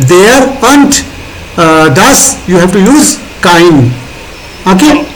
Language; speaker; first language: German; non-native, fluent; Hindi